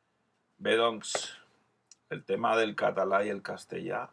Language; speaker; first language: Catalan; non-native, local second language; Spanish